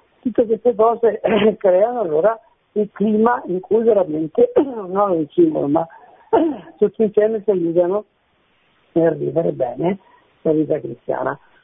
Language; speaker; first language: Italian; native; Italian